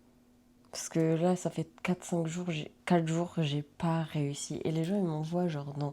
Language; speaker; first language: French; native; French